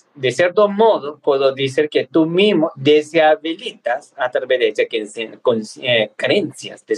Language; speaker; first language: Spanish; non-native, fluent; Tibetan